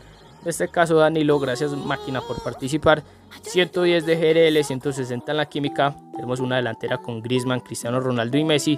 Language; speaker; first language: Spanish; native; Spanish